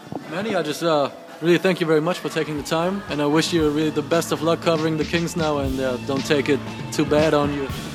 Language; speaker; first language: English; non-native, fluent; German